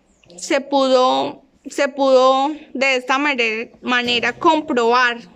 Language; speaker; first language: Spanish; native; Spanish